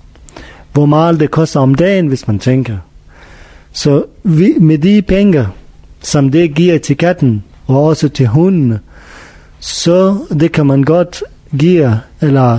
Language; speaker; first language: Danish; non-native, learner; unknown